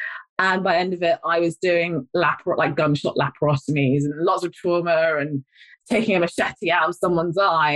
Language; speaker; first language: English; native; English